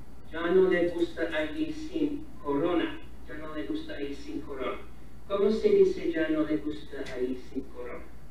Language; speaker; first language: Spanish; non-native, fluent; English